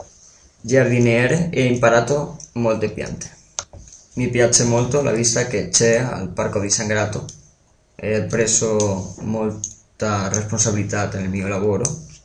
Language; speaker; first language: Italian; non-native, learner; Spanish